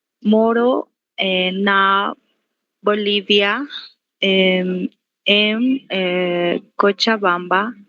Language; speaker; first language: Portuguese; non-native, learner; Spanish